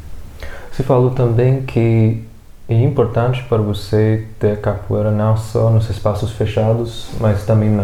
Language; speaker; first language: Portuguese; non-native, fluent; English